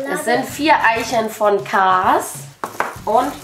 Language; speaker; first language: German; native; German